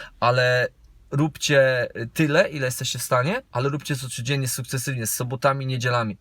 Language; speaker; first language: Polish; native; Polish